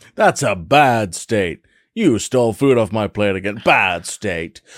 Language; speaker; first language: English; native; English